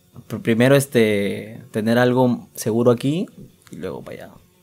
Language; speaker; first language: Spanish; native; Spanish